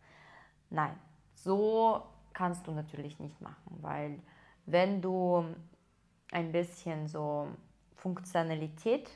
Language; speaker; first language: German; non-native, fluent; Russian